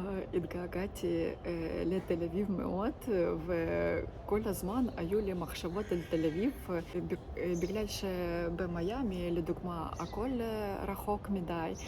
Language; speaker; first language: Hebrew; non-native, learner; Ukrainian